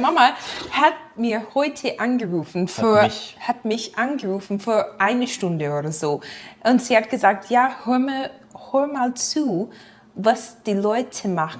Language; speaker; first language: German; non-native, fluent; English